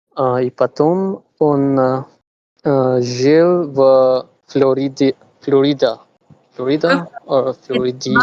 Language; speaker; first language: Russian; non-native, learner; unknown